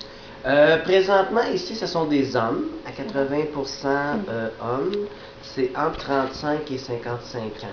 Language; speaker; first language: French; native; French